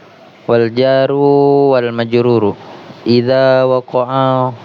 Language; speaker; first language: Arabic; non-native, learner; Indonesian